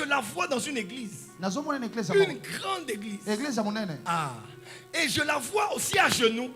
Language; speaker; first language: French; non-native, local second language; Lingala